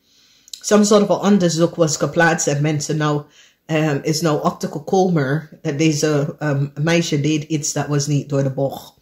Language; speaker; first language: Dutch; non-native, learner; English